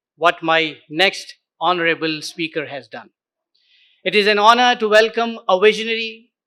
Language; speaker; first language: English; non-native, local second language; Urdu